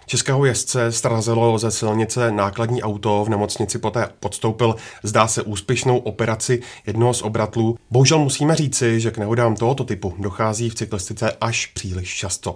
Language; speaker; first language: Czech; native; Czech